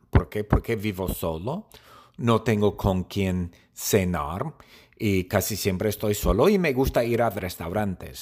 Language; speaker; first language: Spanish; non-native, learner; English